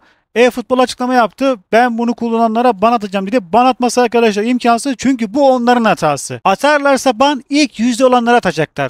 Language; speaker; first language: Turkish; native; Turkish